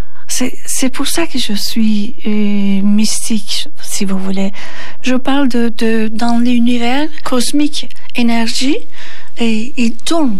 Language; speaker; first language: French; non-native, fluent; Turkish